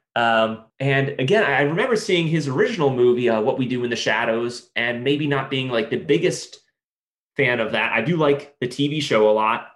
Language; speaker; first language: English; native; English